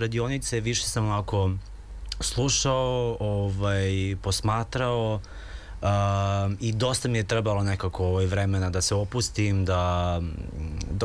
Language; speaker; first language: Serbian; native; Serbian